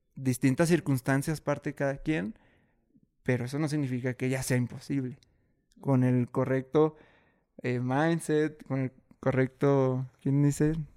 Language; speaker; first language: Spanish; native; Spanish